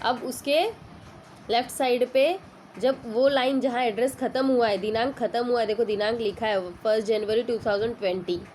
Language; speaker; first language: Hindi; non-native, local second language; Marathi